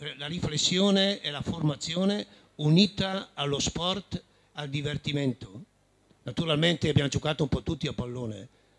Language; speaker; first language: Italian; native; Italian